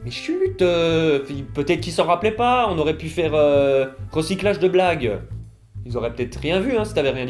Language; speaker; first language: French; native; French